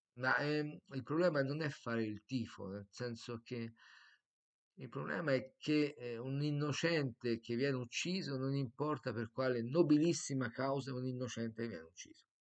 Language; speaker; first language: Italian; native; Italian